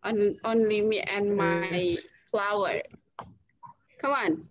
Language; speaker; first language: English; non-native, fluent; Indonesian